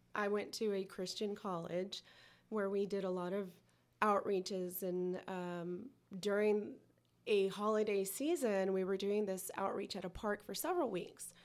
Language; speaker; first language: English; native; English